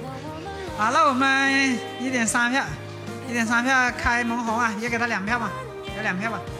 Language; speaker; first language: Chinese; native; Chinese